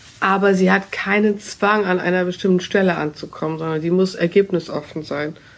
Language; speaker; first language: German; native; German